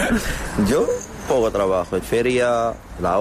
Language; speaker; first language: Spanish; non-native, learner; Arabic